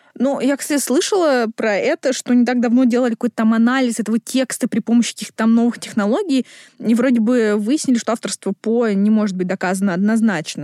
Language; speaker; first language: Russian; native; Russian